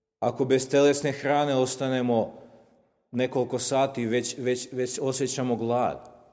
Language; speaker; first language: Serbian; non-native, local second language; Slovak